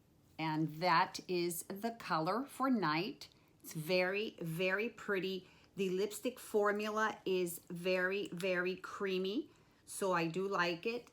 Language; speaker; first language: English; native; English